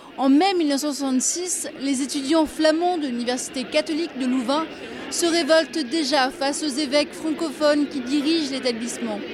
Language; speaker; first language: French; non-native, local second language; Luxembourgish